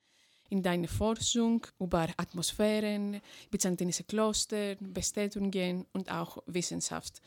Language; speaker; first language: German; non-native, fluent; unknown